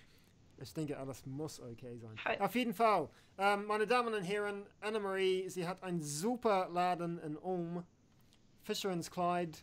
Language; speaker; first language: German; non-native, learner; English